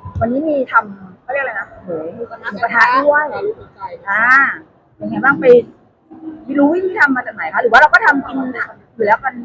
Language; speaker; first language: Thai; native; Thai